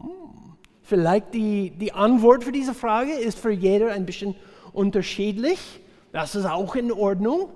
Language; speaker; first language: German; non-native, fluent; English